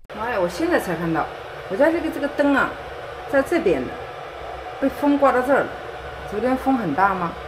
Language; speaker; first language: Chinese; native; Chinese